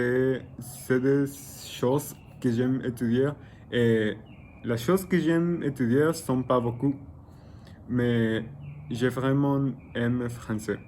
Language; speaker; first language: French; non-native, learner; Spanish